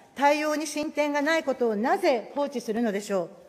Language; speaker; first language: Japanese; native; Japanese